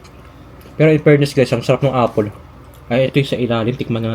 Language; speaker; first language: Filipino; native; Filipino